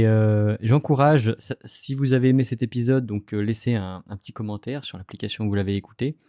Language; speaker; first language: French; native; French